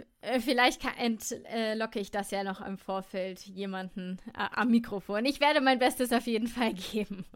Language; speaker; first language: German; native; German